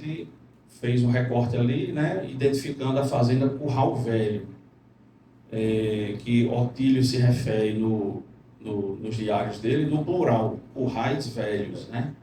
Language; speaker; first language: Portuguese; native; Portuguese